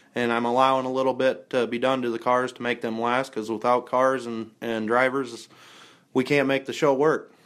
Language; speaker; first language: English; native; English